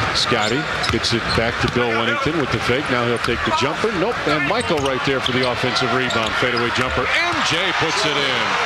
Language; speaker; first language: English; native; English